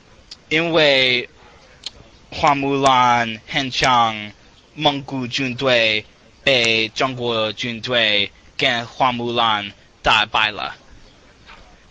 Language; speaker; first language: Chinese; non-native, learner; English